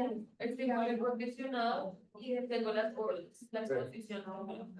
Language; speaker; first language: Spanish; native; Spanish